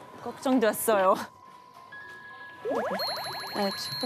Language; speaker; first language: Korean; non-native, learner; German